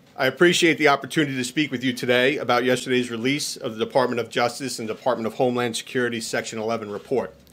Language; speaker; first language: English; native; English